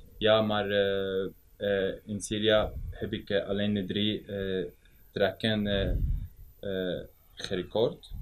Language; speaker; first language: Dutch; non-native, learner; Arabic